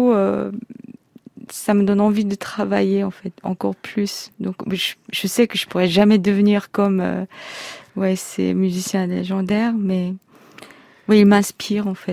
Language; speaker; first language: French; non-native, fluent; Korean